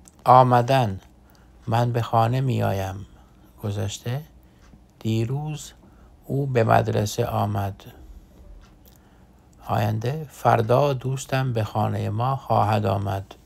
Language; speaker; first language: Persian; non-native, fluent; Urdu